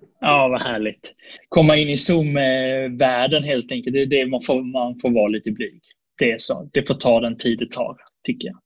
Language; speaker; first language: Swedish; native; Swedish